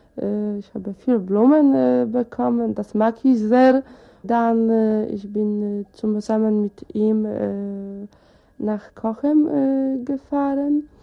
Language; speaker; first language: German; non-native, learner; Polish